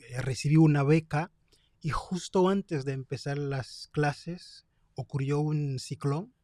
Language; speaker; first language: Spanish; non-native, fluent; Haitian Creole